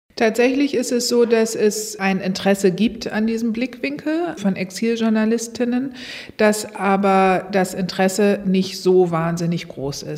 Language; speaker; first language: German; native; German